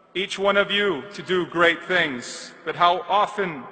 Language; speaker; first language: English; native; English